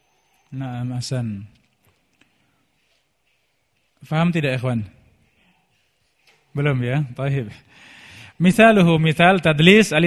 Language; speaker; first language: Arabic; non-native, fluent; Indonesian